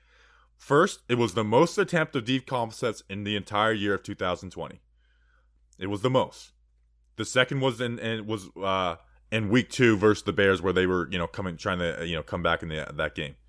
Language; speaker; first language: English; native; English